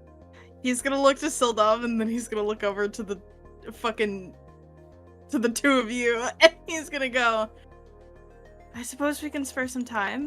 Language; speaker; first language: English; native; English